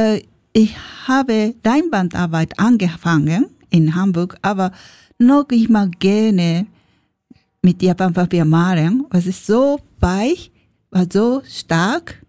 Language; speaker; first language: German; non-native, learner; Japanese